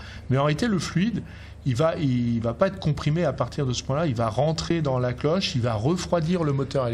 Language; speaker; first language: French; native; French